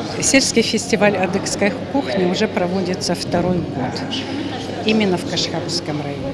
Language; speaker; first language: Russian; non-native, local second language; Adyghe